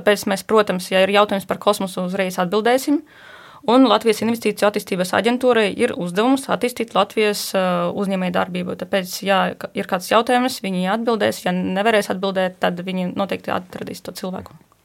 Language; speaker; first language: Latvian; non-native, fluent; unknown